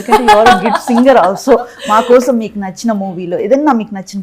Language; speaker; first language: Telugu; native; Telugu